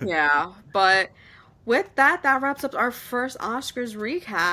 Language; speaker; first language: English; native; English